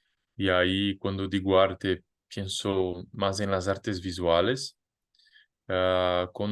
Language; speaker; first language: Spanish; non-native, fluent; Portuguese